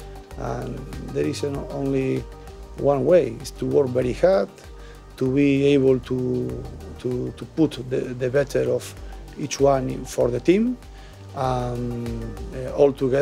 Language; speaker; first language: English; non-native, learner; Spanish